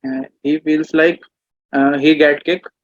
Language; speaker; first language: English; non-native, learner; Hindi